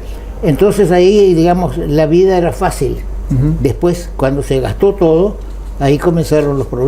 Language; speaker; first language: Spanish; native; Spanish